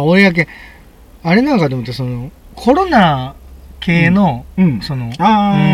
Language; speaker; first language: Japanese; native; Japanese